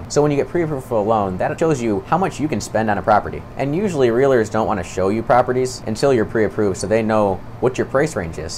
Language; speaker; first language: English; native; English